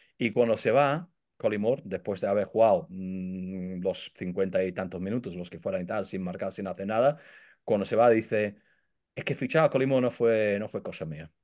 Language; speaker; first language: Spanish; non-native, fluent; English